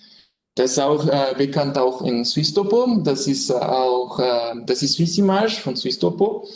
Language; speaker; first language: German; non-native, learner; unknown